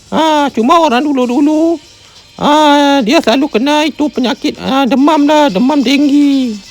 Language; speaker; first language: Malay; non-native, local second language; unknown